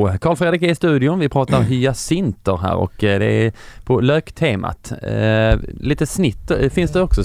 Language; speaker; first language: Swedish; native; Swedish